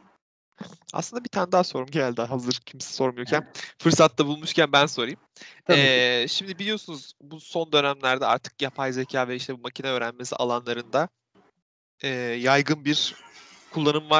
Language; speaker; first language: Turkish; native; Turkish